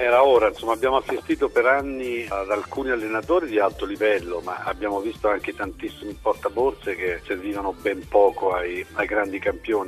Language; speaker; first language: Italian; native; Italian